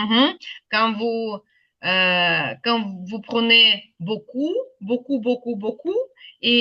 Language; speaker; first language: French; non-native, fluent; Ukrainian